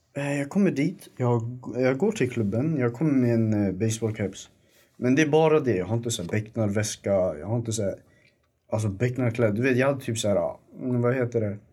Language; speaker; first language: Swedish; early bilingual, other home language; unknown